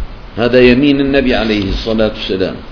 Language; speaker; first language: Arabic; native; Arabic